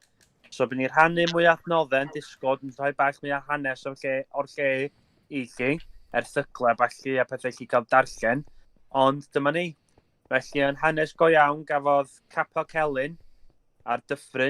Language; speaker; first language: Welsh; native; Welsh